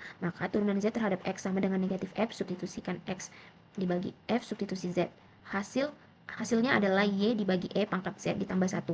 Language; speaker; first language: Indonesian; native; Indonesian